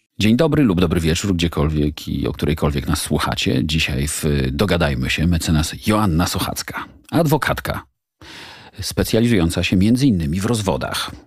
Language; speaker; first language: Polish; native; Polish